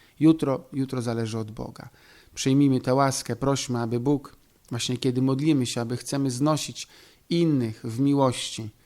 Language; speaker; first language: Polish; native; Polish